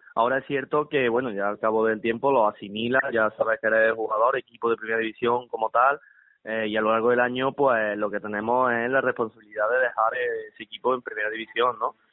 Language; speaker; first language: Spanish; native; Spanish